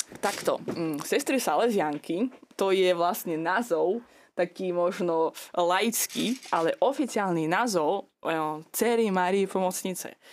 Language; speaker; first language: Slovak; non-native, fluent; Azerbaijani